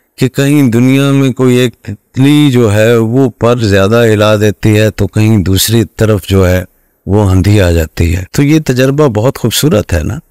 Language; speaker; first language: Urdu; non-native, local second language; Punjabi